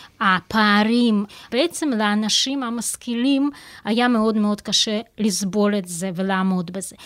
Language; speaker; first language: Hebrew; non-native, fluent; Russian